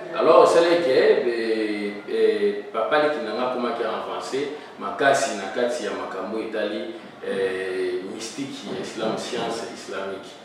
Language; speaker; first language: Lingala; native; Lingala